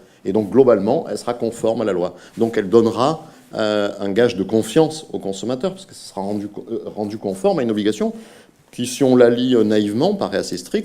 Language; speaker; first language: French; native; French